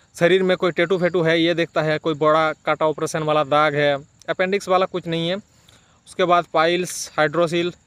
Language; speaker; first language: Hindi; non-native, local second language; Bangla